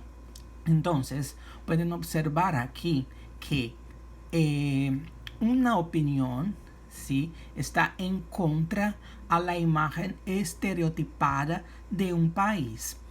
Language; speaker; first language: Spanish; non-native, fluent; Portuguese